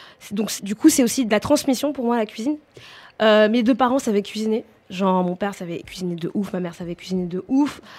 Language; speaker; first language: French; native; French